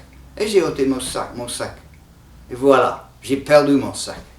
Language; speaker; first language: French; non-native, fluent; English